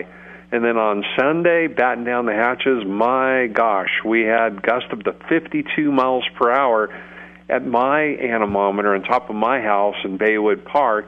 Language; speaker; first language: English; native; English